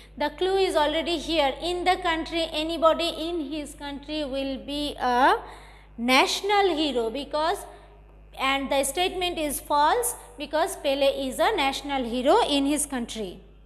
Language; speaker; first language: English; non-native, local second language; Bangla